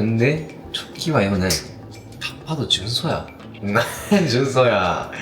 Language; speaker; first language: Korean; non-native, fluent; Japanese